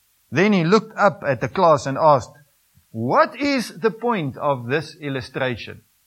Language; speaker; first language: English; non-native, local second language; Afrikaans